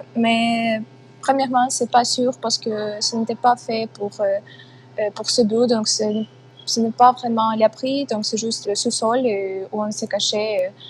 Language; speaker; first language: French; non-native, fluent; Ukrainian